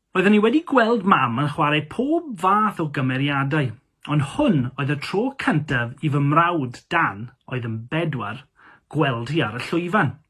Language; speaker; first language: Welsh; non-native, local second language; English